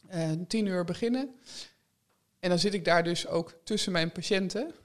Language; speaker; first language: Dutch; native; Dutch